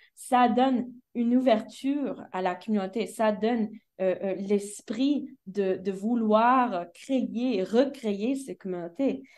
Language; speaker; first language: French; early bilingual, heritage; French